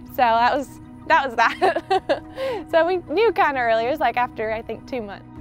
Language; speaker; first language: English; native; English